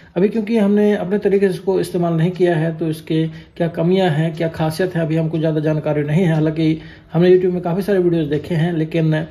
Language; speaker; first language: Hindi; native; Hindi